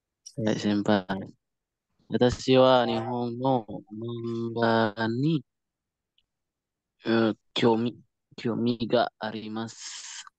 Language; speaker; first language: Japanese; non-native, learner; Indonesian